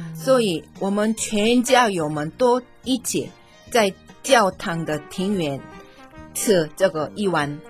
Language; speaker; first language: Chinese; non-native, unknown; Korean